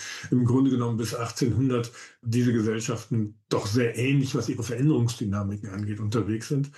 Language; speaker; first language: German; native; German